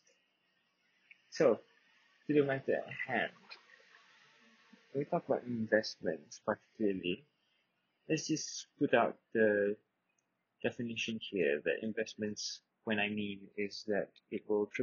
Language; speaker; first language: English; non-native, local second language; Malay